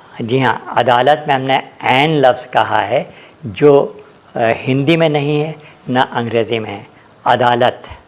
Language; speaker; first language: Urdu; native; Urdu